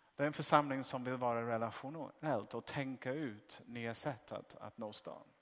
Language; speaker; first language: Swedish; non-native, fluent; English